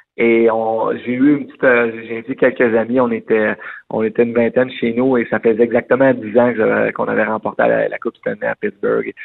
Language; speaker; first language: French; native; French